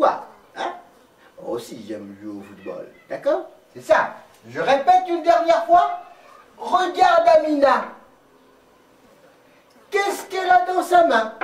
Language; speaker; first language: French; non-native, local second language; Arabic